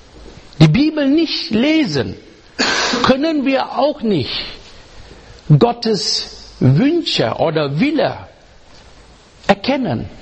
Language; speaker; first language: German; non-native, learner; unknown